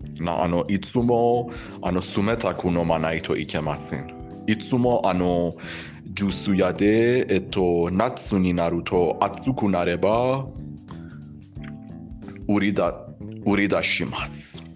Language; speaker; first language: Japanese; non-native, learner; Persian